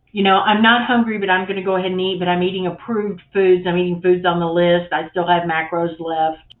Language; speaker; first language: English; native; English